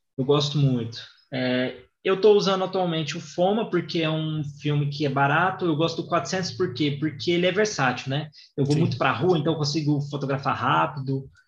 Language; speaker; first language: Portuguese; native; Portuguese